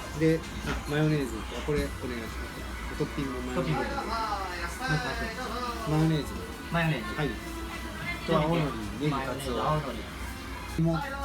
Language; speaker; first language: Japanese; native; Japanese